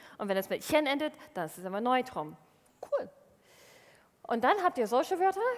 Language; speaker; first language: German; non-native, fluent; English